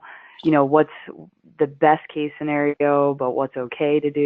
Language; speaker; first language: English; native; English